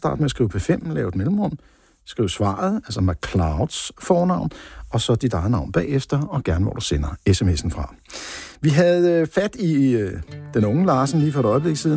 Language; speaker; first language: Danish; native; Danish